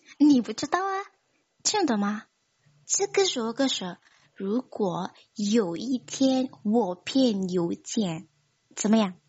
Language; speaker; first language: Chinese; non-native, learner; Indonesian